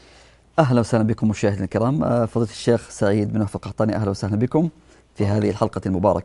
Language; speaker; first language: Arabic; native; Arabic